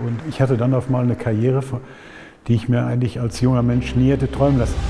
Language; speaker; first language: German; native; German